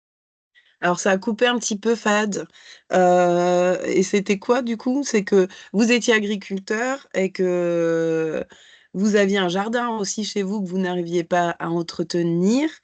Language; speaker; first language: French; native; French